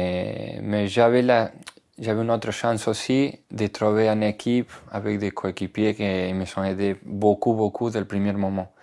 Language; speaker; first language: French; non-native, fluent; Spanish